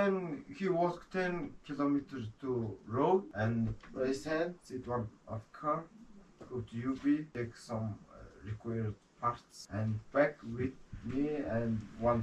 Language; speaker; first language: English; non-native, learner; Mongolian